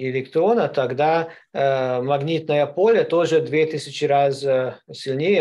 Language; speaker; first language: Russian; non-native, learner; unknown